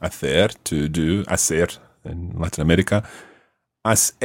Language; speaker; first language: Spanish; non-native, fluent; English